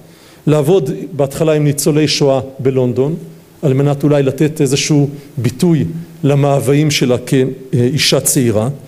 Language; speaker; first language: Hebrew; native; Hebrew